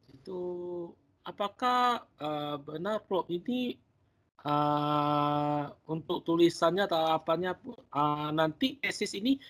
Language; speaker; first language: Indonesian; native; Indonesian